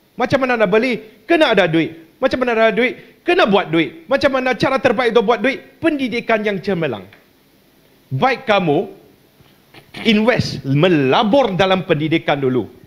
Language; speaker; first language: Malay; non-native, local second language; Chinese